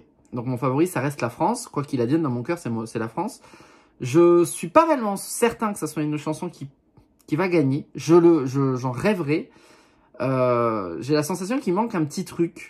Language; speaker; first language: French; native; French